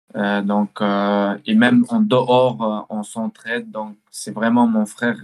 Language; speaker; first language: French; early bilingual, other home language; Chechen